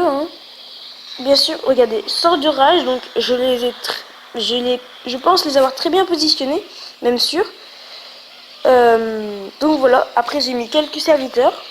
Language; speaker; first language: French; native; French